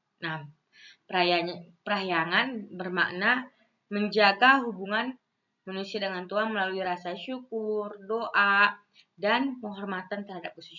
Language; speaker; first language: Indonesian; non-native, local second language; Balinese